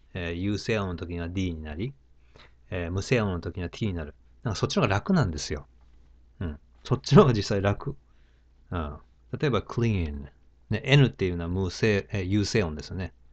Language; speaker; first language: Japanese; native; Japanese